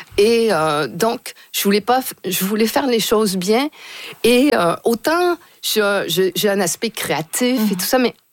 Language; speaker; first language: French; native; French